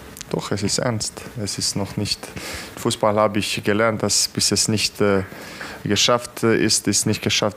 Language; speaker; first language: German; non-native, fluent; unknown